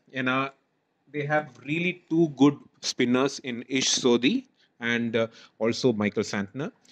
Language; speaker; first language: English; non-native, local second language; Tamil